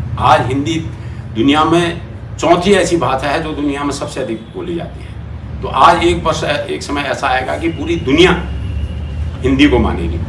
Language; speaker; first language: Hindi; native; Hindi